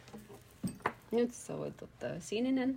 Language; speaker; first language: Finnish; non-native, learner; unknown